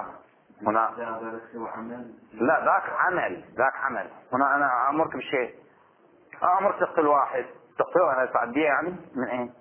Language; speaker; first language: Arabic; native; Arabic